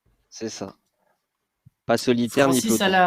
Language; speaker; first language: French; native; French